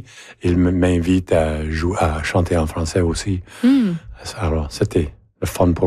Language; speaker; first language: French; native; French